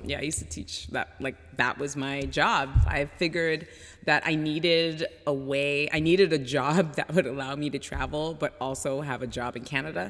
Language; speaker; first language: English; native; English